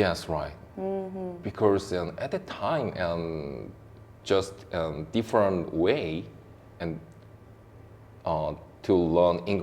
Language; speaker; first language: English; non-native, learner; Korean